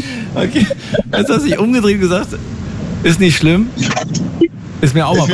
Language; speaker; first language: German; native; German